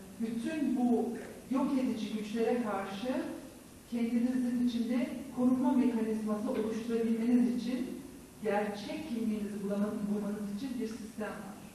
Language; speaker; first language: Turkish; native; Turkish